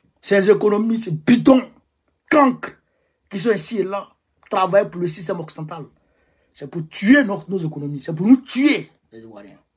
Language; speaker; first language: French; non-native, local second language; Bambara